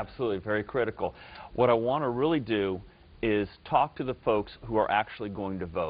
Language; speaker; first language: English; native; English